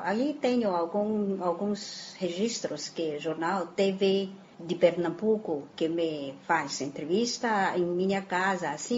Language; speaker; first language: Portuguese; non-native, fluent; Chinese